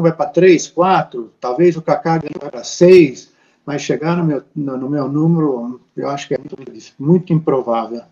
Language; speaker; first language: Portuguese; native; Portuguese